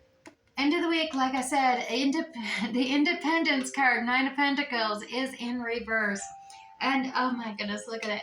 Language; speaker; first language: English; native; English